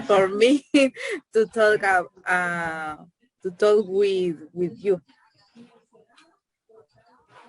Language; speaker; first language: English; non-native, learner; Spanish